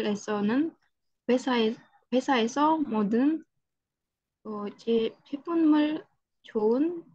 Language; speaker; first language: Korean; non-native, learner; Indonesian